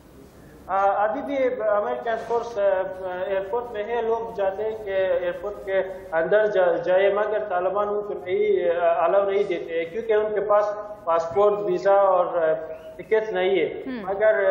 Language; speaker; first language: Hindi; non-native, learner; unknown